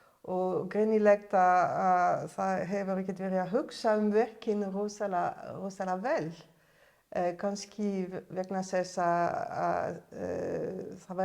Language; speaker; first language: Icelandic; non-native, fluent; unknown